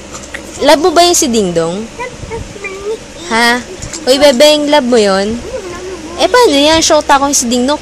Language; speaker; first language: Filipino; native; Filipino